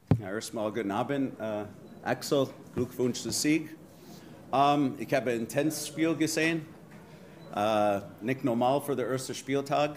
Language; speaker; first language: German; non-native, fluent; English